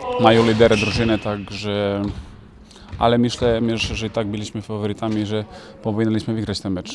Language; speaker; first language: Polish; non-native, fluent; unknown